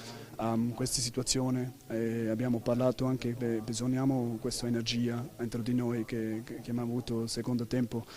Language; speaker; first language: Italian; non-native, fluent; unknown